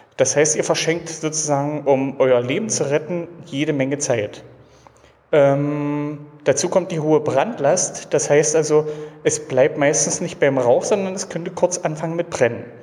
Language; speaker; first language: German; native; German